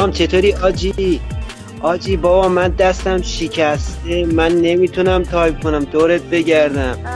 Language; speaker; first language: Persian; non-native, local second language; Azerbaijani